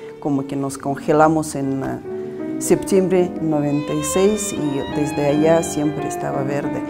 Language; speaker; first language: Spanish; non-native, fluent; Russian